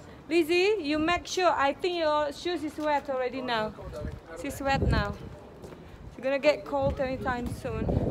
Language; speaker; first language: English; non-native, fluent; Indonesian